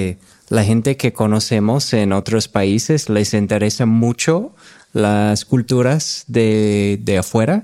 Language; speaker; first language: Spanish; non-native, fluent; English